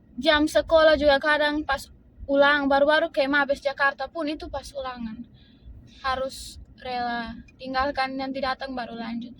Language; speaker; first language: Indonesian; native; Indonesian